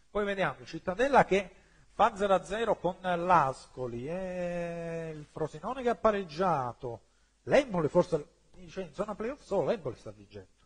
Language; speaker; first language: Italian; native; Italian